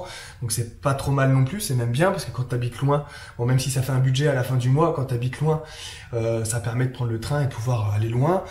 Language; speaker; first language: French; native; French